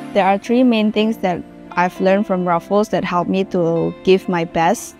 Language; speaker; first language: English; non-native, fluent; Indonesian